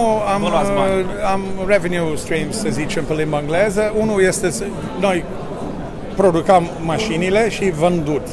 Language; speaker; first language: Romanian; non-native, learner; Dutch